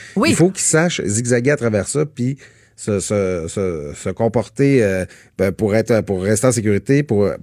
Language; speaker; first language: French; native; French